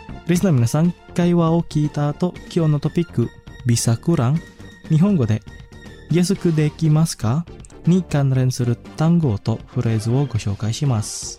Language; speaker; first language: Japanese; non-native, fluent; Indonesian